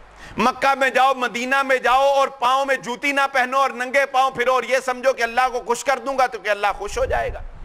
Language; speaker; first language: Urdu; non-native, local second language; Punjabi